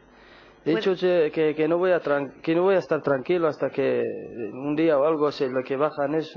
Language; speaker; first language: Spanish; non-native, learner; Arabic